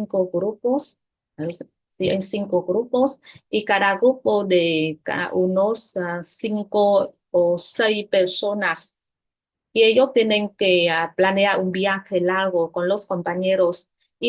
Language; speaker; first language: Spanish; non-native, fluent; Vietnamese